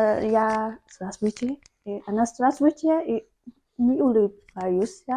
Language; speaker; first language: Russian; non-native, learner; Vietnamese